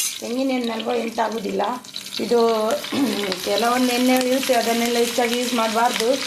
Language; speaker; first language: Kannada; non-native, local second language; Tulu